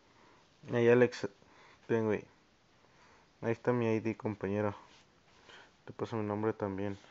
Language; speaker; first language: Spanish; native; Spanish